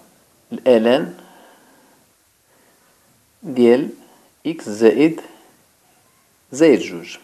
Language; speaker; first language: Arabic; native; Arabic